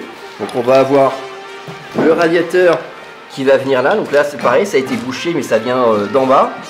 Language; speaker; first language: French; native; French